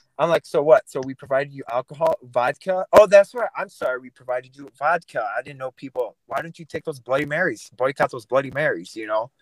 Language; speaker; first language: English; early bilingual, other home language; Russian